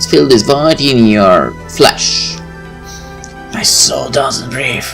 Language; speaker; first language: English; non-native, fluent; Polish